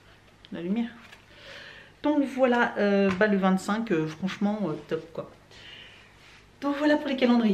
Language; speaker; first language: French; native; French